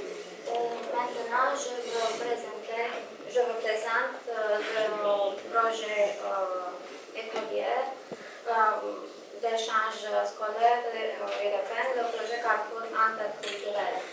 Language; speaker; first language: French; non-native, learner; Romanian